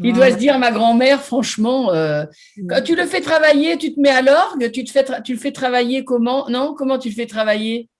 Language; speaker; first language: French; native; French